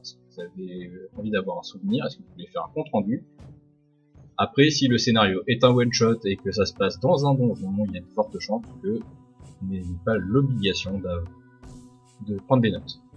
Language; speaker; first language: French; native; French